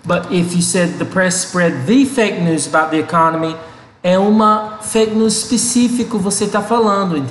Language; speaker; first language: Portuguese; non-native, learner; English